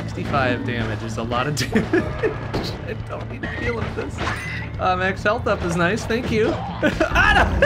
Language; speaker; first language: English; native; English